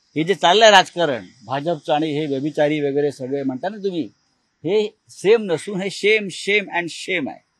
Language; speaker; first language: Marathi; native; Marathi